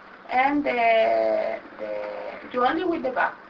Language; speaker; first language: English; non-native, learner; Spanish